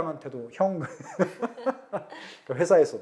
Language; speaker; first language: Korean; native; Korean